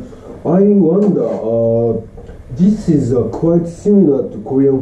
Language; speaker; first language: English; non-native, learner; Japanese